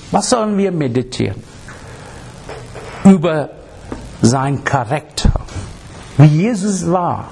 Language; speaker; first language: German; non-native, fluent; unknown